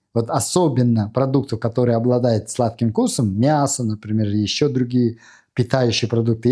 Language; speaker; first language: Russian; non-native, fluent; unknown